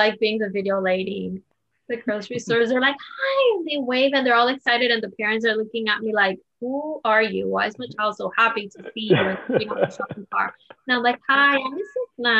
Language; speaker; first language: English; non-native, fluent; Spanish